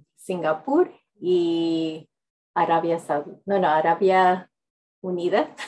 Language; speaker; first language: Spanish; early bilingual, heritage; English